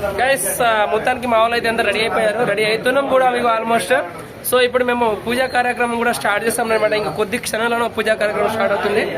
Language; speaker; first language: Telugu; non-native, local second language; Lambadi